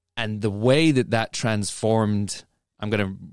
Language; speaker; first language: English; native; English